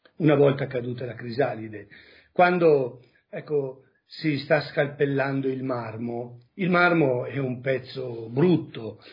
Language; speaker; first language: Italian; native; Italian